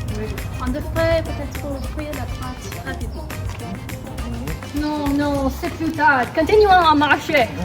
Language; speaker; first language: French; non-native, learner; English